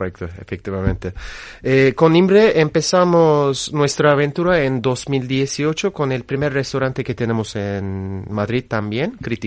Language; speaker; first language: Spanish; non-native, fluent; Turkish